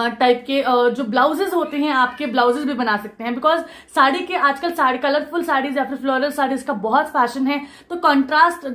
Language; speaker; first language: Hindi; non-native, local second language; Marathi